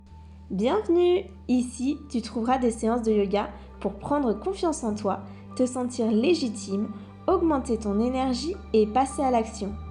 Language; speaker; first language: French; native; French